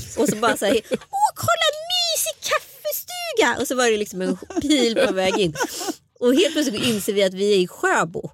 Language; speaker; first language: Swedish; early bilingual, other home language; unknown